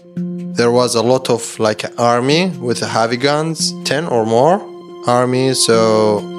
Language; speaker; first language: English; non-native, learner; Persian